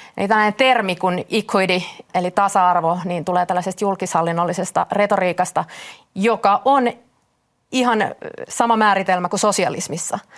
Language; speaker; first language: Finnish; native; Finnish